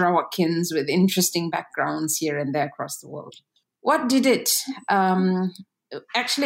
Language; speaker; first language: English; non-native, local second language; Tamil